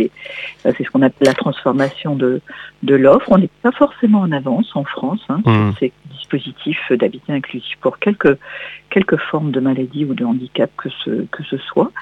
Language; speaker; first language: French; native; French